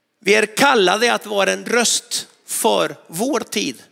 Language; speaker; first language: Swedish; non-native, fluent; Spanish